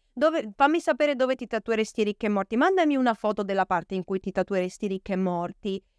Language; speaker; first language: Italian; native; Italian